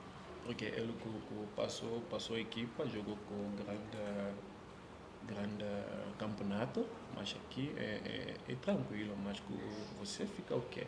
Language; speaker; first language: Portuguese; non-native, learner; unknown